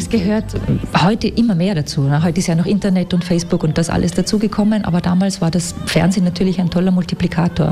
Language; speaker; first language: German; native; German